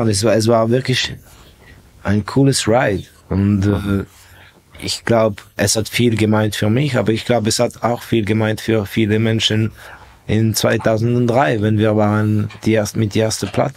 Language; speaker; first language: German; non-native, fluent; Estonian